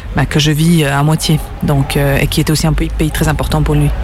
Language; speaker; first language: French; early bilingual, other home language; Serbian